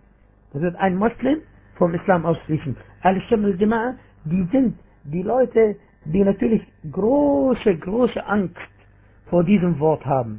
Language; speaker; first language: German; non-native, fluent; Arabic